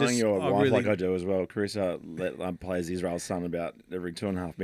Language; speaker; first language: English; native; English